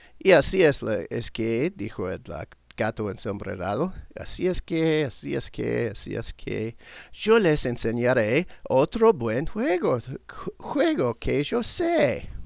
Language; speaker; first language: Spanish; non-native, learner; English